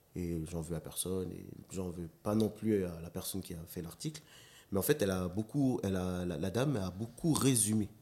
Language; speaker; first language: French; non-native, local second language; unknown